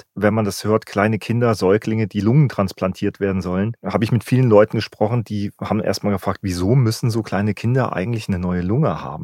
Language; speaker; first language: German; native; German